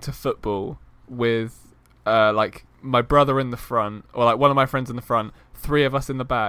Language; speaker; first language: English; native; English